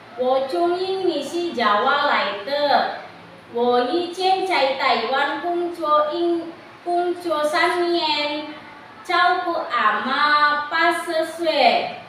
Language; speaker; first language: Chinese; non-native, learner; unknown